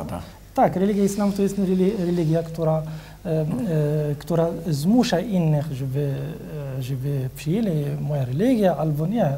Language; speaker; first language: Polish; non-native, learner; Arabic